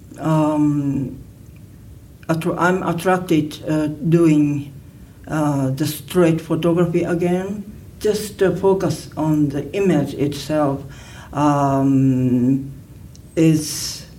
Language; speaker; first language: English; non-native, learner; Japanese